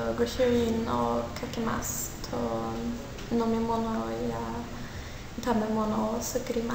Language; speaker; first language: Japanese; non-native, learner; Swedish